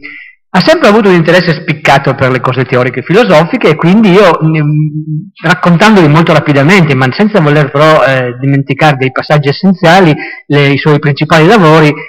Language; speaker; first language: Italian; native; Italian